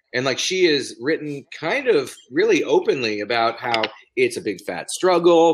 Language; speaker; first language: English; native; English